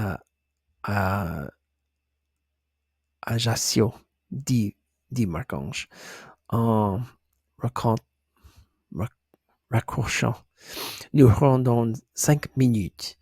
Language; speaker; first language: French; non-native, learner; English